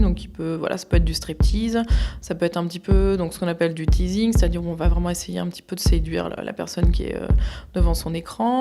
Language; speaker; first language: French; native; French